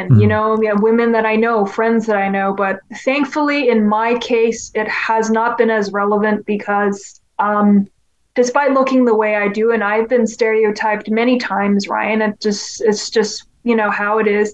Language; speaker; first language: English; non-native, local second language; Cantonese